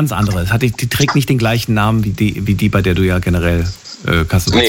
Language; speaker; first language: German; native; German